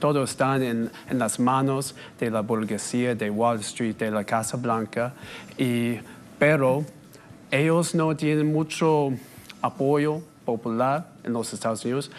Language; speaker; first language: Spanish; non-native, fluent; English